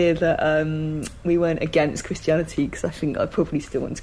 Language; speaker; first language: English; native; English